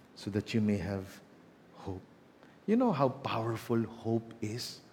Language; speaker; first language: English; non-native, local second language; Filipino